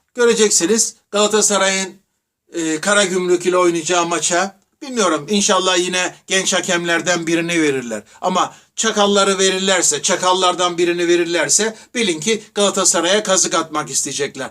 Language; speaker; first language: Turkish; native; Turkish